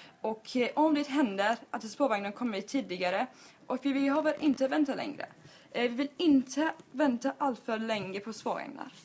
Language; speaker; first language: Swedish; non-native, learner; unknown